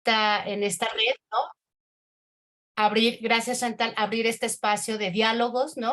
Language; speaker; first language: Spanish; native; Spanish